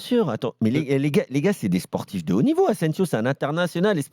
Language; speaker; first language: French; native; French